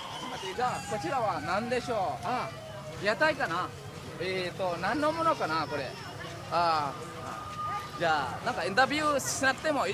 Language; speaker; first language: Japanese; non-native, learner; Indonesian